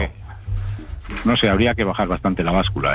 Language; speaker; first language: Spanish; native; Spanish